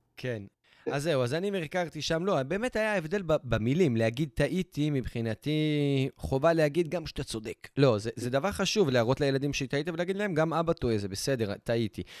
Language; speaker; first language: Hebrew; native; Hebrew